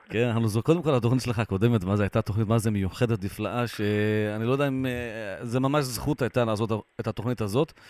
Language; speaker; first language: Hebrew; native; Hebrew